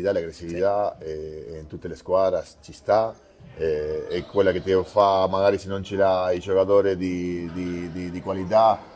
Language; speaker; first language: Italian; non-native, fluent; Spanish